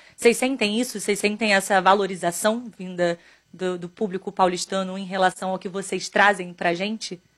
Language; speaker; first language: Portuguese; native; Portuguese